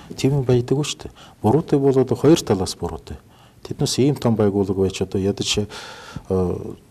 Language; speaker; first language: Mongolian; non-native, fluent; Russian